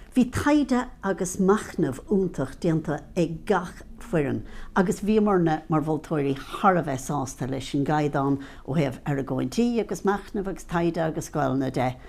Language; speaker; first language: Irish; native; Irish